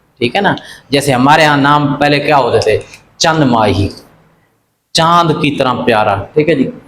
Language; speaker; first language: Urdu; native; Urdu